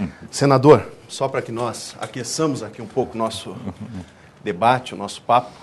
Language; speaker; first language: Portuguese; native; Portuguese